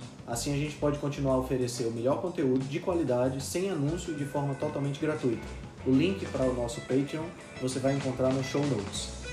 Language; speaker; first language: Portuguese; native; Portuguese